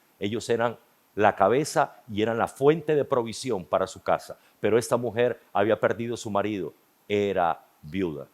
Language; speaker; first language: Spanish; native; Spanish